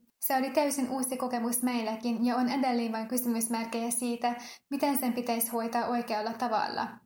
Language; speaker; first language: Finnish; non-native, fluent; Hungarian